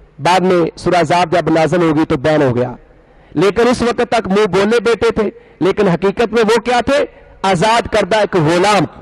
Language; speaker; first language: Urdu; non-native, local second language; Punjabi